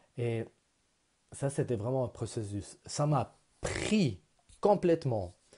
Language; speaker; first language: French; non-native, local second language; German